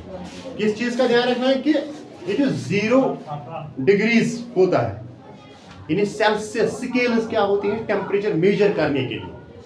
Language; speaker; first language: Hindi; non-native, local second language; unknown